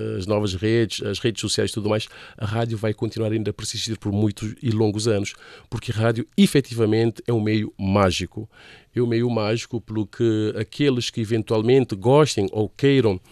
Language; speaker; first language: Portuguese; non-native, local second language; Kabuverdianu